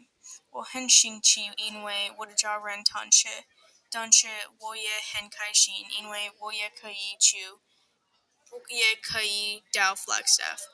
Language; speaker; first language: Chinese; non-native, learner; English